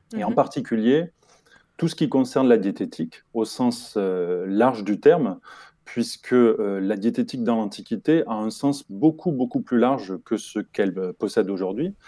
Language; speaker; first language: French; native; French